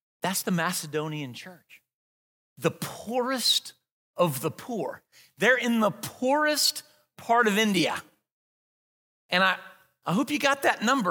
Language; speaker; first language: English; native; English